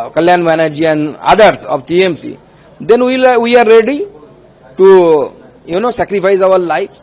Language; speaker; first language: English; non-native, local second language; Bangla